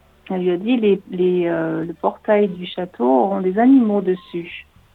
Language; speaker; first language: French; native; French